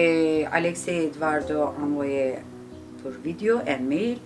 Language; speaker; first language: French; non-native, learner; Turkish